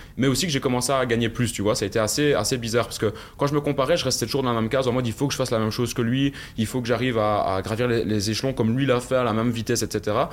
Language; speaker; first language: French; native; French